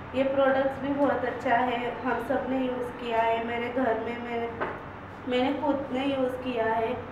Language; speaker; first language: Hindi; non-native, local second language; Marathi